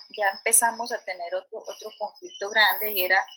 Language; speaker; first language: Spanish; native; Spanish